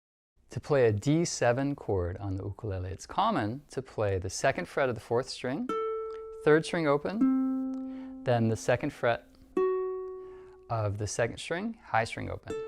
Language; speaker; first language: English; native; English